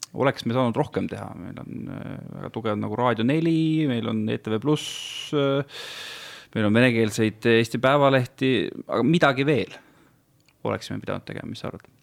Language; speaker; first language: Estonian; native; Estonian